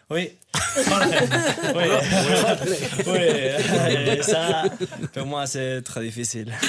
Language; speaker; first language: French; non-native, learner; Spanish